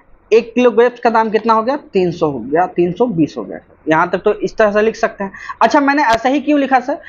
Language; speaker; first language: Hindi; native; Hindi